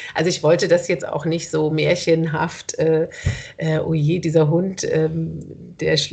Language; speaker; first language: German; native; German